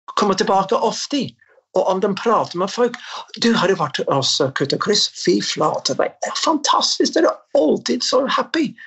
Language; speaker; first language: Norwegian; non-native, fluent; English